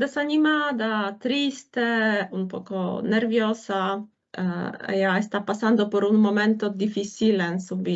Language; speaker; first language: Spanish; non-native, fluent; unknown